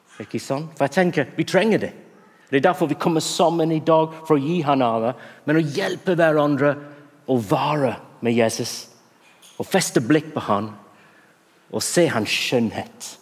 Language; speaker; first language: Norwegian; non-native, fluent; English